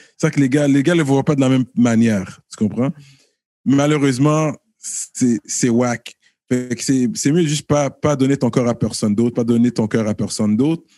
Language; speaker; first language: French; early bilingual, other home language; Haitian Creole